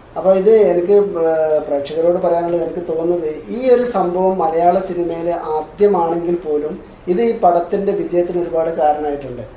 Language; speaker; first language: Malayalam; native; Malayalam